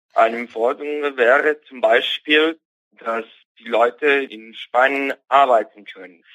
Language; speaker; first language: German; non-native, fluent; Spanish